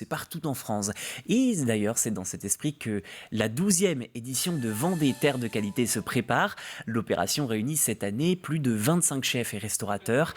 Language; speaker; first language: French; native; French